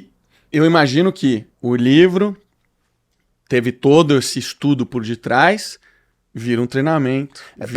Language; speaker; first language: Portuguese; native; Portuguese